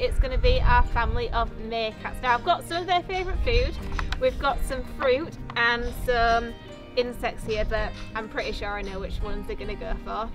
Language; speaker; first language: English; native; English